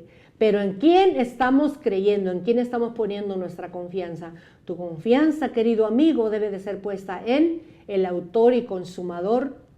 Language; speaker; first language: Spanish; native; Spanish